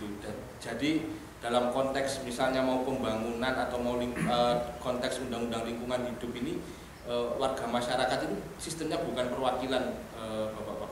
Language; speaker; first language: Indonesian; native; Indonesian